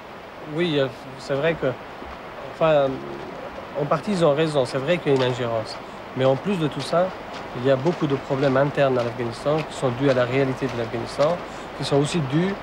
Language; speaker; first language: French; non-native, fluent; Persian